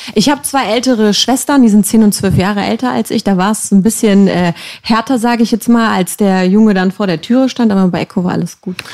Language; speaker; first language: German; early bilingual, other home language; Polish